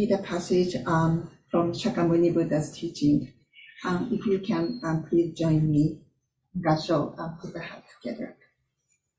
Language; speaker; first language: English; non-native, fluent; Japanese